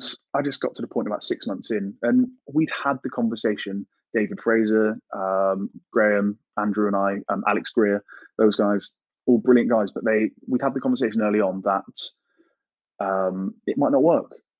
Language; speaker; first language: English; native; English